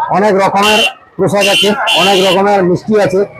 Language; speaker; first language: Hindi; non-native, local second language; Bangla